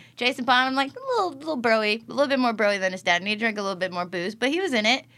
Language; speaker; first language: English; native; English